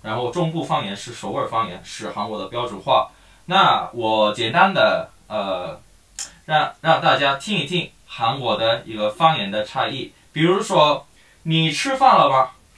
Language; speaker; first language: Chinese; non-native, fluent; Korean